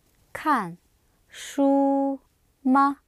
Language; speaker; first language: Chinese; non-native, learner; English